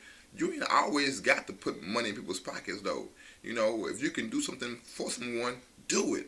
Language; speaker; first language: English; native; English